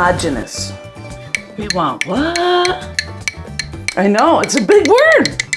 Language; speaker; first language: English; native; English